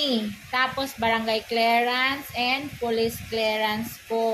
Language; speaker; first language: Filipino; native; Filipino